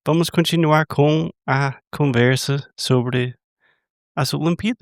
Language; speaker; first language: Portuguese; non-native, fluent; English